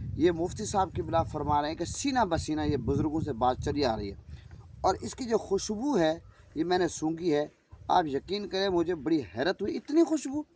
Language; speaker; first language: Urdu; non-native, local second language; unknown